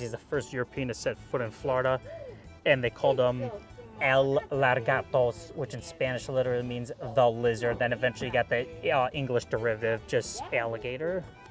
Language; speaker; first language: English; native; English